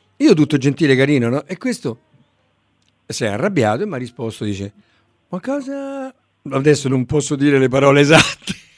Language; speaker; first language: Italian; native; Italian